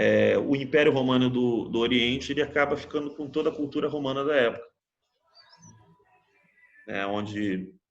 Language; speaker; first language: Portuguese; native; Portuguese